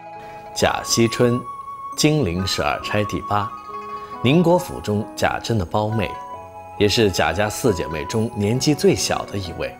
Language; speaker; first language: Chinese; native; Chinese